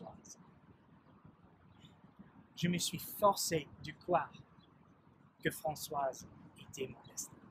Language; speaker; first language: French; non-native, learner; English